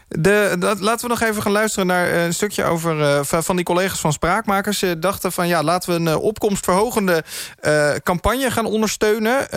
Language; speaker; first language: Dutch; native; Dutch